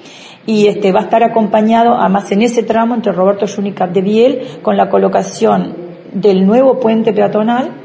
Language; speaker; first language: Spanish; native; Spanish